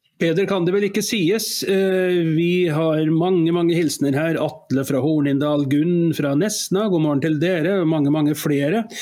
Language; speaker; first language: Norwegian; native; Norwegian